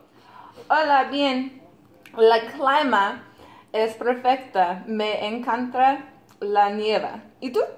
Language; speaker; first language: Spanish; non-native, learner; English